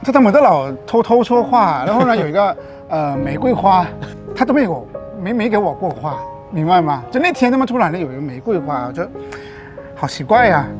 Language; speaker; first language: Chinese; non-native, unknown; Thai